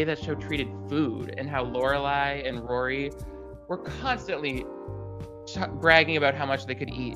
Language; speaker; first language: English; native; English